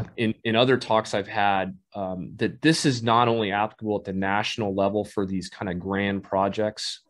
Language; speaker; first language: English; native; English